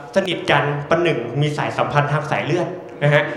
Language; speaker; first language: Thai; native; Thai